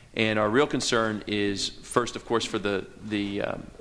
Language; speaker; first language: English; native; English